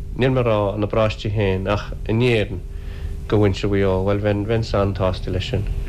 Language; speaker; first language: Irish; native; Irish